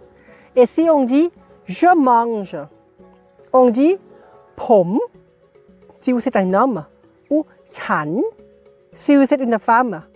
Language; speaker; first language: French; non-native, fluent; Thai